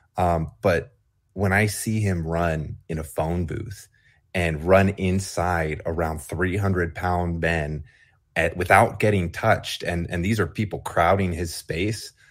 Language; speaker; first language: English; native; English